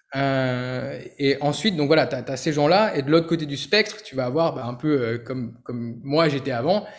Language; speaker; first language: French; native; French